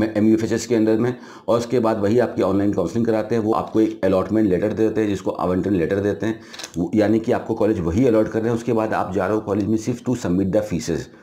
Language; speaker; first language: Hindi; native; Hindi